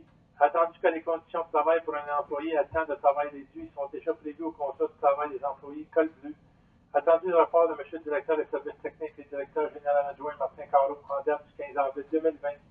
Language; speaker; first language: French; native; French